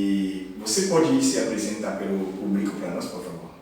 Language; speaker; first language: Portuguese; non-native, learner; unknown